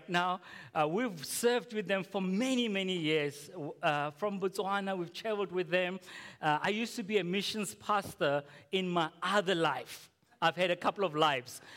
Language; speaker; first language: English; non-native, local second language; Tswana